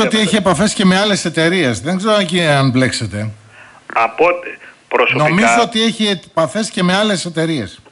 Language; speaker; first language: Greek; native; Greek